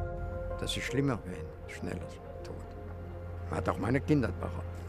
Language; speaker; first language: German; non-native, fluent; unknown